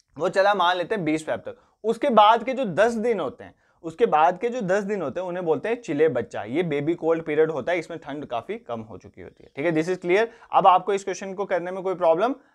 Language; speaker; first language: Hindi; non-native, local second language; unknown